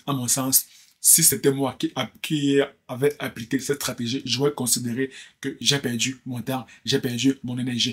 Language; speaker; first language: French; native; French